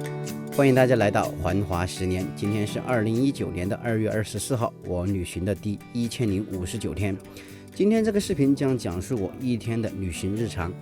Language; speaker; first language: Chinese; native; Chinese